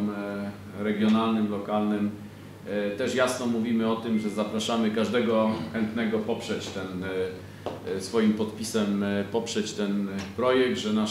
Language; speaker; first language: Polish; native; Polish